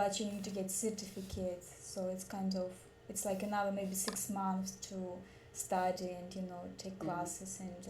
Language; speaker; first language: English; non-native, learner; Russian